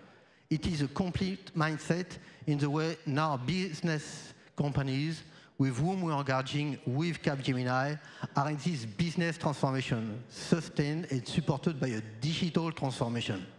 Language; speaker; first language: English; non-native, fluent; French